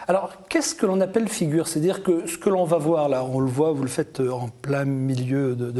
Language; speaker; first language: French; native; French